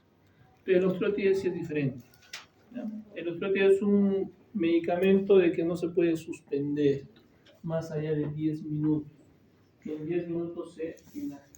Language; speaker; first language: Spanish; native; Spanish